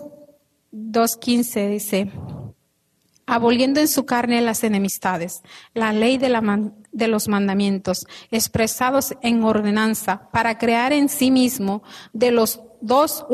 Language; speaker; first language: Spanish; native; Spanish